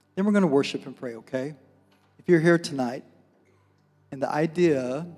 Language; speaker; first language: English; native; English